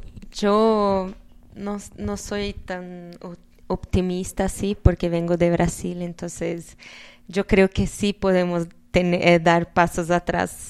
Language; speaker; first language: Spanish; non-native, fluent; Portuguese